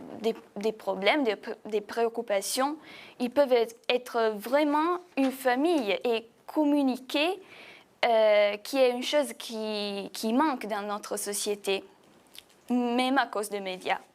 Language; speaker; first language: French; non-native, fluent; Italian